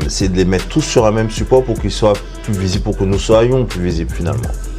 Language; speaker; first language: French; non-native, local second language; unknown